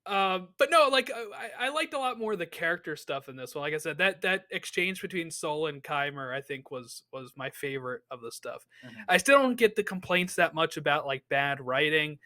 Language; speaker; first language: English; native; English